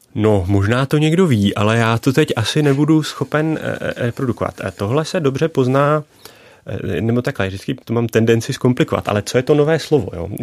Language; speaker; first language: Czech; native; Czech